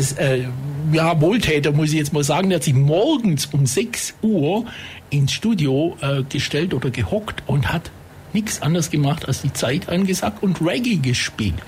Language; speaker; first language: German; native; German